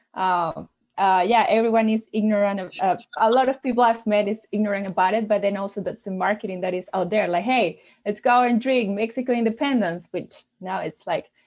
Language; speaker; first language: English; non-native, fluent; Spanish